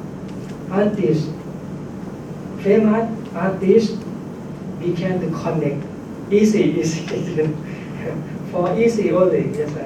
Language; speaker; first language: English; non-native, learner; Thai